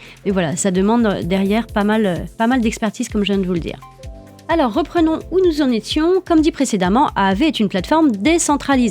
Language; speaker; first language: French; native; French